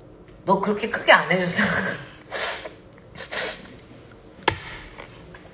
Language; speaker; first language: Korean; early bilingual, heritage; Korean